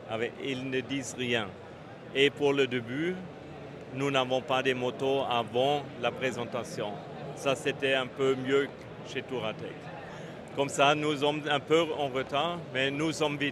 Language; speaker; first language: French; non-native, fluent; German